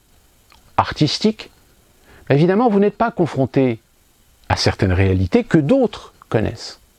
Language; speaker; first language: French; native; French